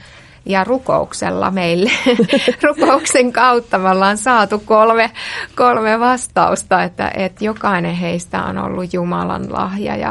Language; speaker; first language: Finnish; native; Finnish